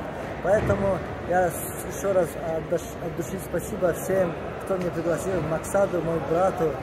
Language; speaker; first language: Russian; non-native, learner; Azerbaijani